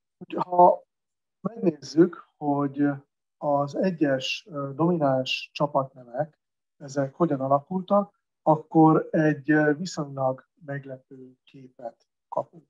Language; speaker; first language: Hungarian; native; Hungarian